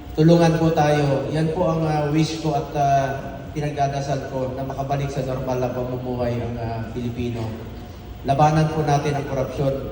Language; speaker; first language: Filipino; non-native, local second language; Cebuano